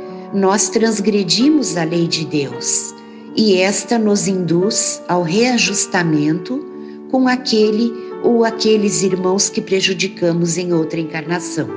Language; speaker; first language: Portuguese; native; Portuguese